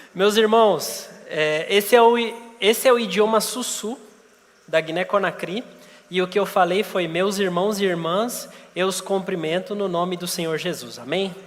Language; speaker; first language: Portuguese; native; Portuguese